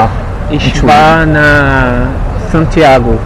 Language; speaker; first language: German; non-native, learner; Portuguese